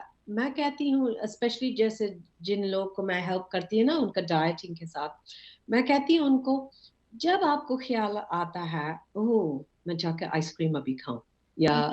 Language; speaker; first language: Hindi; early bilingual, heritage; English